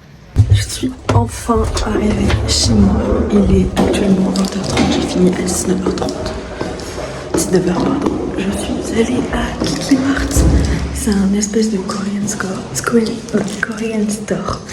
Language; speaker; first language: French; native; French